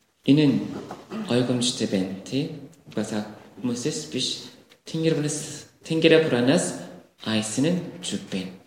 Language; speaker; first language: Mongolian; non-native, fluent; Korean